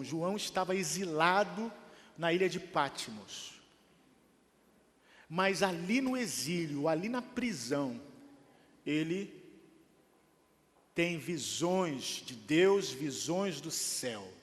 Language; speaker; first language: Portuguese; native; Portuguese